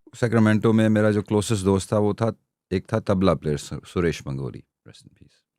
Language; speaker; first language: Urdu; non-native, local second language; Punjabi